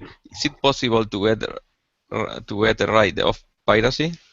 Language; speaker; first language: English; non-native, learner; Spanish